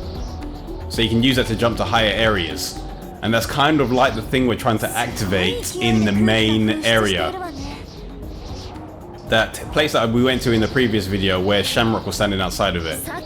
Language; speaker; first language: English; native; English